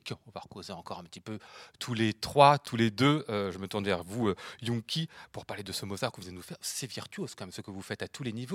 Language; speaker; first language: French; native; French